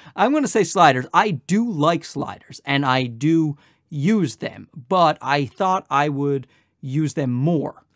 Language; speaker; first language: English; native; English